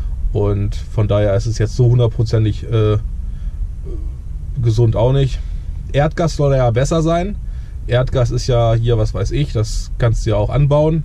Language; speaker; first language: German; native; German